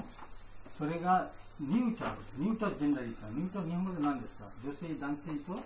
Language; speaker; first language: Japanese; non-native, learner; Bangla